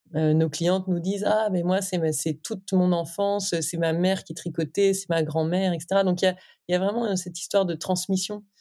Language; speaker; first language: French; native; French